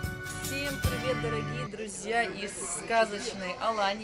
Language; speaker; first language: Russian; native; Russian